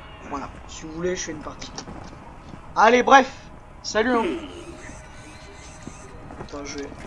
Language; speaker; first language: French; native; French